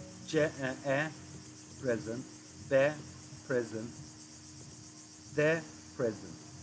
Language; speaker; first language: English; non-native, fluent; Turkish